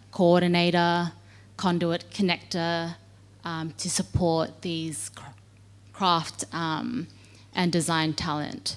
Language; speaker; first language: English; native; English